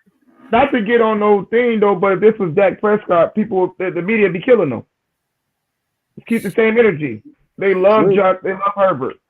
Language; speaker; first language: English; native; English